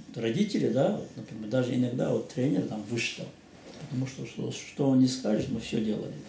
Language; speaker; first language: Russian; non-native, local second language; Chechen